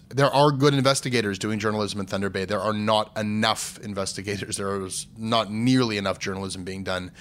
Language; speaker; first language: English; native; English